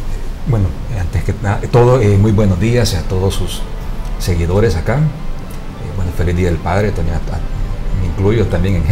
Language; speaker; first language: Spanish; native; Spanish